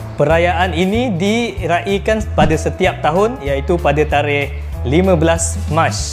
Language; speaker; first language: Malay; non-native, local second language; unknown